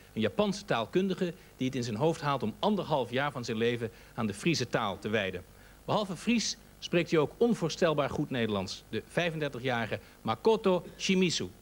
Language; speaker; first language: Dutch; native; Dutch